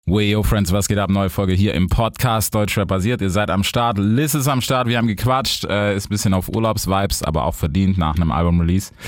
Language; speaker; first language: German; early bilingual, other home language; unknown